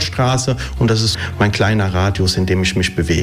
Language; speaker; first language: German; early bilingual, other home language; Italian